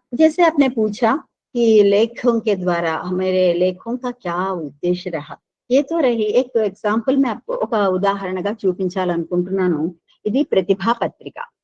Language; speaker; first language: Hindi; non-native, local second language; Telugu